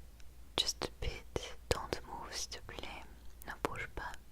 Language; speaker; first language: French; non-native, learner; English